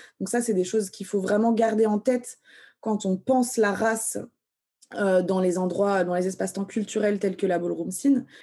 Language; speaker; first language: French; early bilingual, other home language; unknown